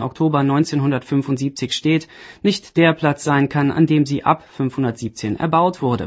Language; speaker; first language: German; native; German